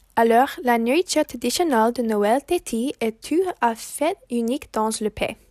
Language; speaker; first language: French; non-native, learner; English